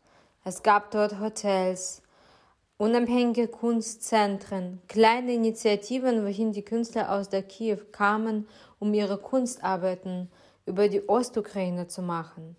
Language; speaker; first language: German; non-native, fluent; Ukrainian